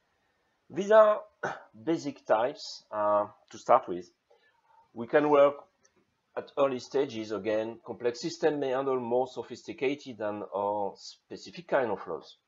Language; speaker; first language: English; non-native, fluent; French